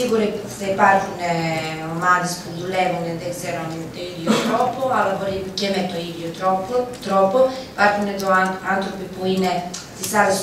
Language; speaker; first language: Greek; non-native, fluent; Serbian